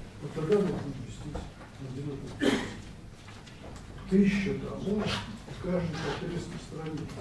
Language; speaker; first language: Russian; native; Russian